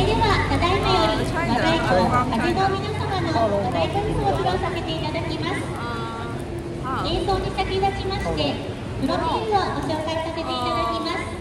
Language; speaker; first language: Japanese; native; Japanese